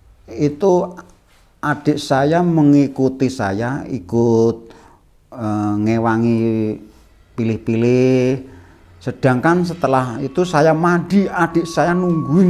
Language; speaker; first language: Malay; non-native, local second language; Javanese